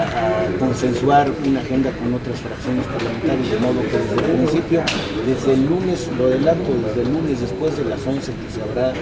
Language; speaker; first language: Spanish; native; Spanish